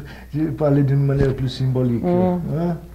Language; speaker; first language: French; non-native, fluent; Portuguese